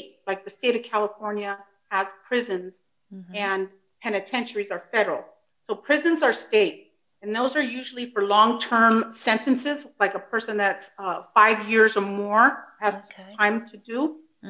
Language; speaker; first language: English; early bilingual, other home language; Spanish